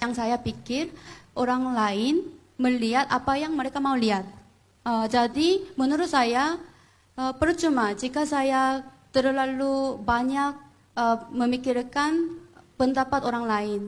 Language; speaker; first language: Indonesian; non-native, fluent; Korean